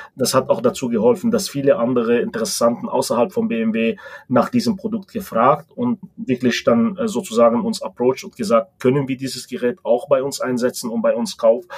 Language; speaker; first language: German; non-native, fluent; Arabic